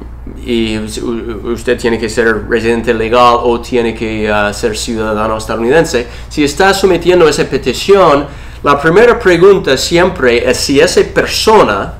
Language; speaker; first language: Spanish; non-native, fluent; English